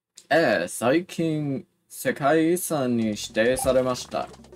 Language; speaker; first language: Japanese; non-native, learner; English